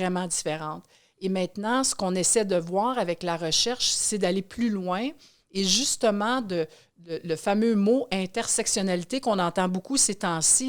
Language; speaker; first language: French; native; French